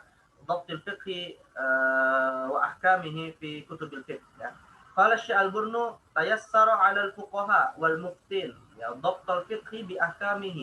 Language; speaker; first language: Arabic; non-native, fluent; Indonesian